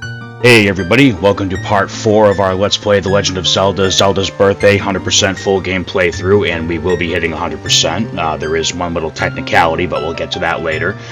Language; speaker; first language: English; native; English